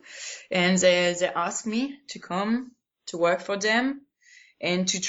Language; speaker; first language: English; non-native, fluent; Spanish